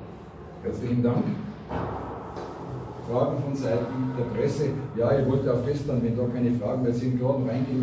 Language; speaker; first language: German; native; German